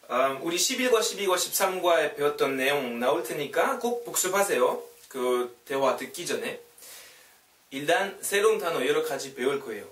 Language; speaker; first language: Korean; non-native, fluent; French